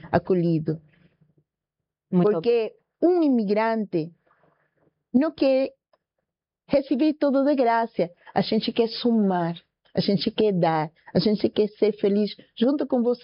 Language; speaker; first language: Portuguese; non-native, fluent; Spanish